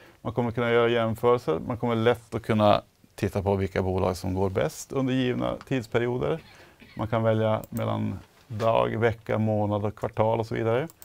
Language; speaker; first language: Swedish; native; Swedish